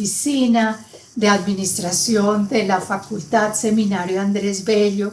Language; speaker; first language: Spanish; native; Spanish